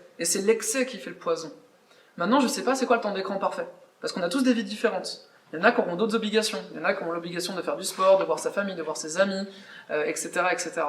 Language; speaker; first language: French; native; French